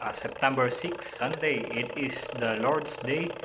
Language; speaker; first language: English; non-native, local second language; Filipino